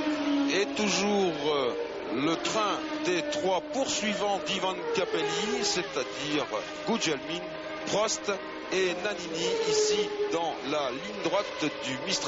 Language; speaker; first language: French; native; French